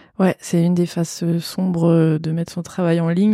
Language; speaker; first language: French; native; French